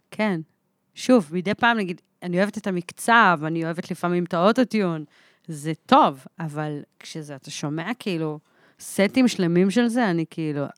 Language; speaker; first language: Hebrew; early bilingual, other home language; English